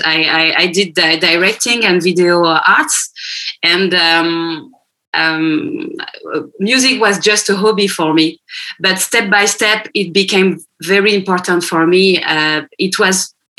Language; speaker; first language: English; non-native, fluent; French